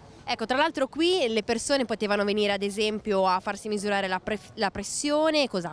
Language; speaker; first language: Italian; native; Italian